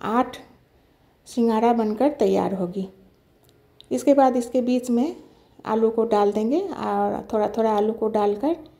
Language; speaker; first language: Hindi; non-native, local second language; Bangla